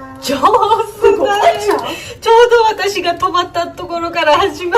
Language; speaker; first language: Japanese; non-native, learner; Georgian